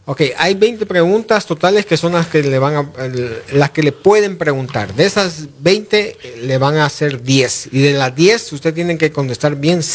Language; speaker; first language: Spanish; native; Spanish